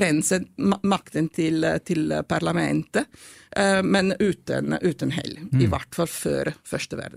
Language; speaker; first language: Norwegian; non-native, fluent; Italian